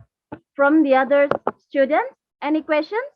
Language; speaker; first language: English; non-native, fluent; Indonesian